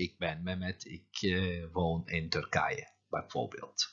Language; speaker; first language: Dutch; non-native, fluent; Turkish